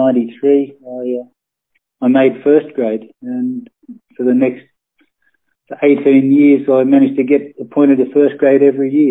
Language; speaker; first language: English; native; English